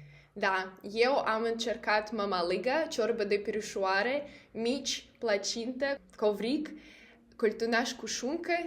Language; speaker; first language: Romanian; non-native, learner; Russian